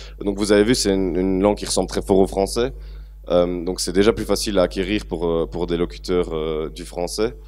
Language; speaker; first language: French; native; French